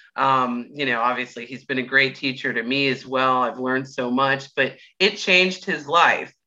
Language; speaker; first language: English; native; English